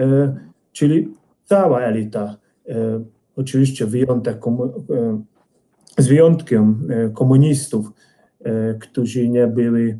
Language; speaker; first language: Polish; non-native, fluent; Hungarian